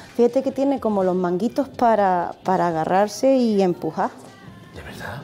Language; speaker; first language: Spanish; native; Spanish